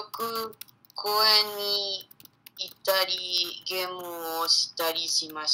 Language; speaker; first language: Japanese; non-native, learner; Spanish